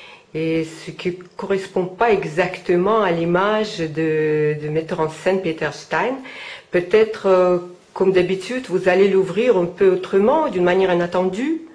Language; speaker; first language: French; non-native, fluent; Russian